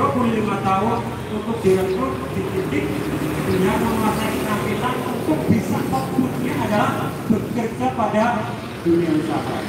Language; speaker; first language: Indonesian; native; Indonesian